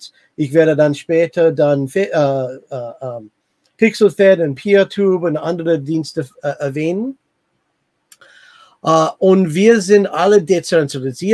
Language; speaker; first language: German; non-native, learner; English